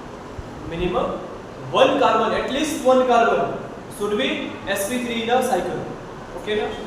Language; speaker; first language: English; non-native, local second language; Hindi